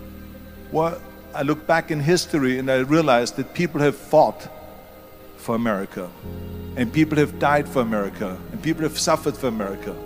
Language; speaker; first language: English; non-native, fluent; German